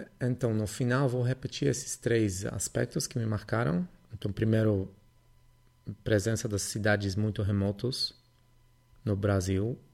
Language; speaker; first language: Portuguese; non-native, fluent; Polish